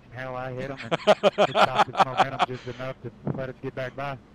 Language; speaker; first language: English; native; English